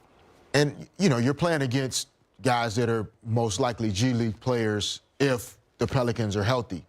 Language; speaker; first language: English; native; English